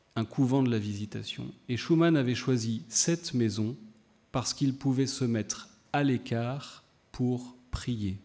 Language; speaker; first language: French; native; French